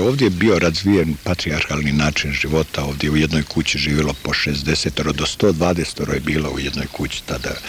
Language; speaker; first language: Serbian; native; Serbian